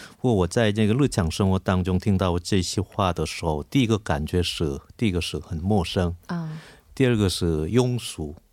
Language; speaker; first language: Chinese; non-native, fluent; Korean